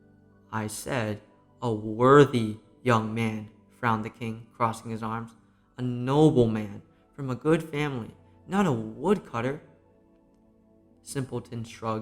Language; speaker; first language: English; native; English